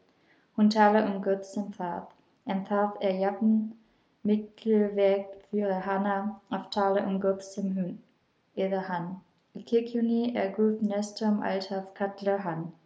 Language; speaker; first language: Icelandic; non-native, learner; German